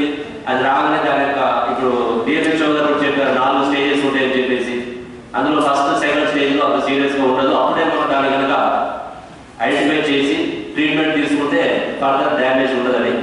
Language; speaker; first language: Telugu; native; Telugu